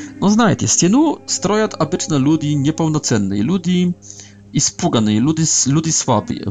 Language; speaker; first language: Polish; non-native, learner; Russian